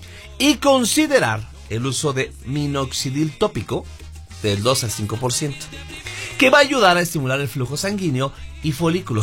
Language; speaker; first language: Spanish; native; Spanish